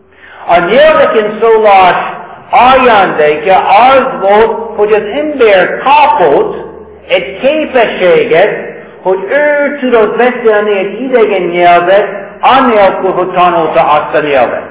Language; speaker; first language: Hungarian; non-native, fluent; English